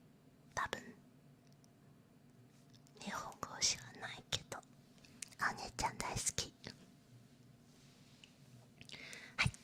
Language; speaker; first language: Japanese; non-native, learner; Chinese